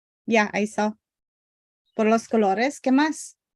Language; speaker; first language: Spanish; non-native, learner; English